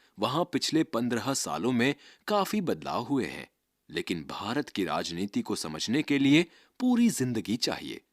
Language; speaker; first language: Hindi; native; Hindi